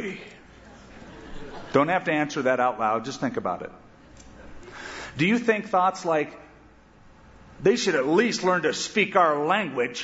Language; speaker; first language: English; native; English